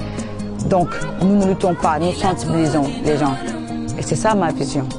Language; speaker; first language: French; non-native, local second language; Jola-Fonyi